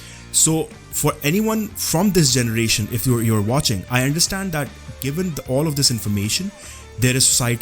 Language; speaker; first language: English; non-native, local second language; Urdu